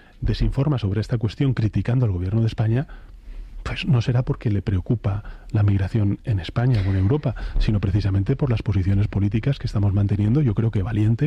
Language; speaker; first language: Spanish; native; Spanish